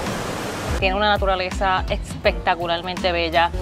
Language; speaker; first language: Spanish; early bilingual, heritage; English